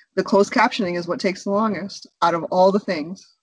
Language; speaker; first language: English; native; English